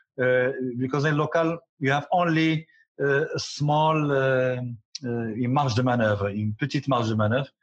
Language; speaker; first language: English; non-native, learner; Arabic